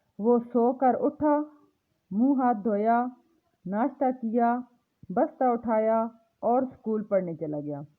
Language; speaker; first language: Urdu; non-native, local second language; Punjabi